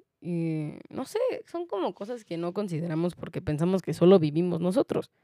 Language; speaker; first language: Spanish; native; Spanish